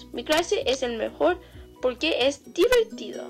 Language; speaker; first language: Spanish; non-native, learner; English